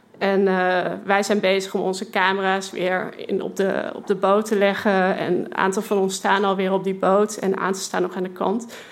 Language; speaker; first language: Dutch; native; Dutch